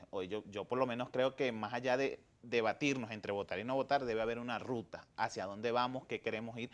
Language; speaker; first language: Spanish; native; Spanish